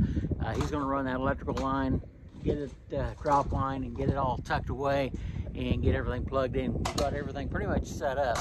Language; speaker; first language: English; native; English